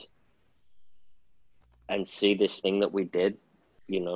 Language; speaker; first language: English; native; English